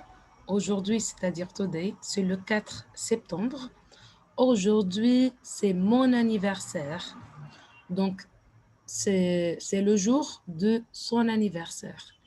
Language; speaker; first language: French; non-native, fluent; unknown